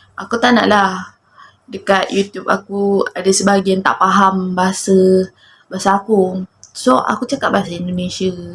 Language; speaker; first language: Malay; native; Malay